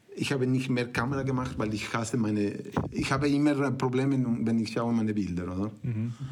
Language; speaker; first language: German; non-native, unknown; Spanish